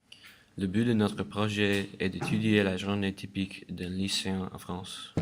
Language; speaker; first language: French; non-native, learner; English